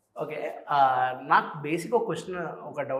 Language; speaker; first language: Telugu; native; Telugu